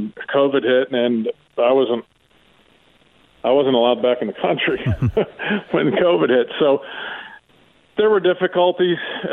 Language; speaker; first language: English; native; English